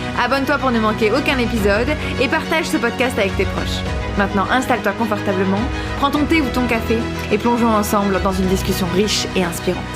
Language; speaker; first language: French; native; French